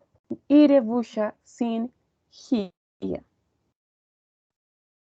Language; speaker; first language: German; non-native, fluent; Spanish